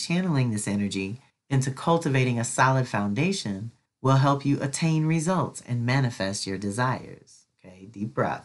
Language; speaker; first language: English; native; English